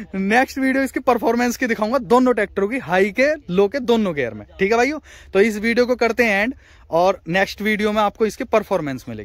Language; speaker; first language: Hindi; native; Hindi